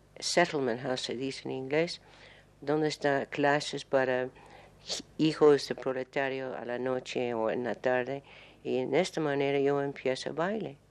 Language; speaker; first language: Spanish; non-native, learner; English